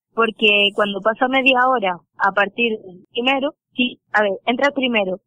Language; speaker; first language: Spanish; native; Spanish